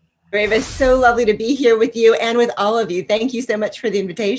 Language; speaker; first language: English; native; English